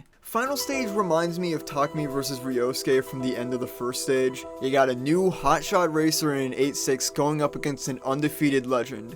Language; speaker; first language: English; native; English